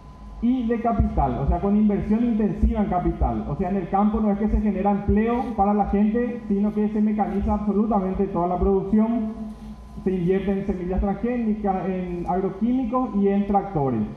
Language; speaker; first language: Spanish; native; Spanish